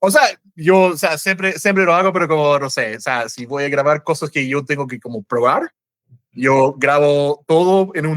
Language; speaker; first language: Spanish; non-native, fluent; English